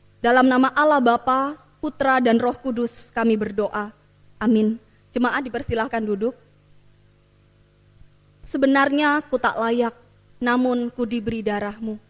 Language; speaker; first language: Indonesian; native; Indonesian